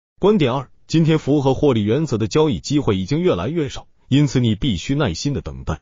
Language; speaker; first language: Chinese; native; Chinese